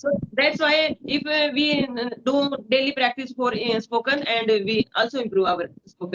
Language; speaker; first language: English; non-native, learner; Hindi